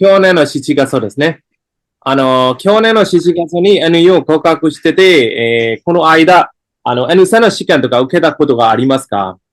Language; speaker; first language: Japanese; non-native, fluent; Burmese